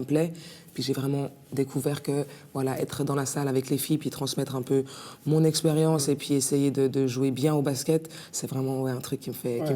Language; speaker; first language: French; native; French